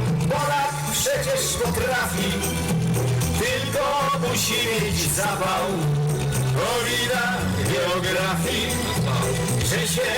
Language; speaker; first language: Polish; native; Polish